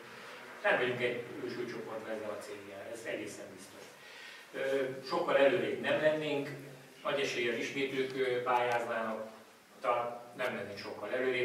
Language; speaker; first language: Hungarian; native; Hungarian